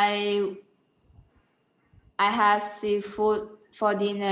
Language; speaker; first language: English; non-native, learner; Vietnamese